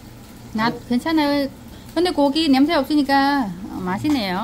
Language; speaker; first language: Korean; non-native, learner; Vietnamese